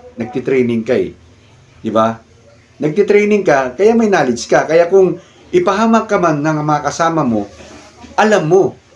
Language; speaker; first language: Filipino; non-native, local second language; Cebuano